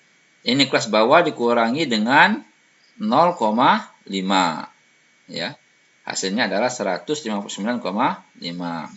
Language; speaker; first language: Indonesian; native; Indonesian